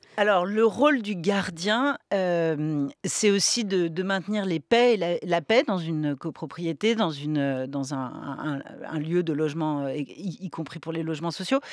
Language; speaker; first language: French; native; French